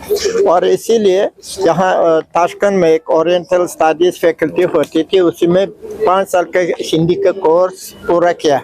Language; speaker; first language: Hindi; non-native, fluent; Uzbek